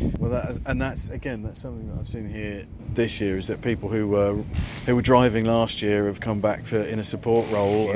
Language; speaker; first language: English; native; English